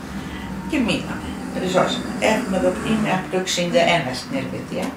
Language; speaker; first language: Greek; early bilingual, heritage; Greek